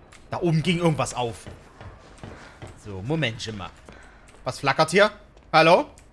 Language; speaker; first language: German; native; German